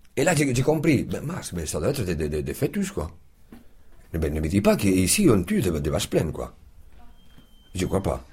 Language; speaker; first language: French; non-native, fluent; Spanish